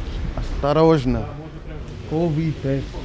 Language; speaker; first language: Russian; non-native, learner; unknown